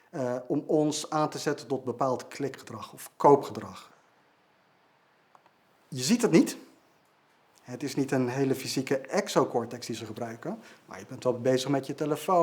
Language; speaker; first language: Dutch; native; Dutch